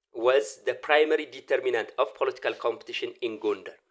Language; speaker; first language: English; non-native, local second language; Amharic